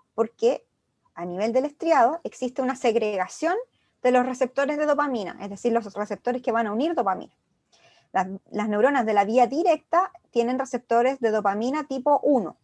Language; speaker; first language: Spanish; native; Spanish